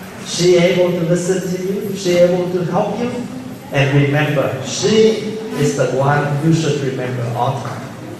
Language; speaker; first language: English; early bilingual, other home language; Vietnamese